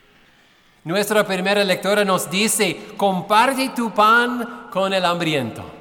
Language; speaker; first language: Spanish; non-native, fluent; English